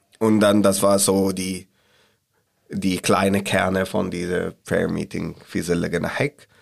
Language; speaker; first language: German; non-native, learner; Arabic